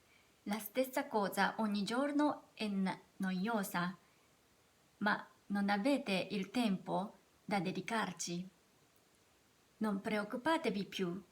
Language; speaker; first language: Italian; non-native, fluent; Japanese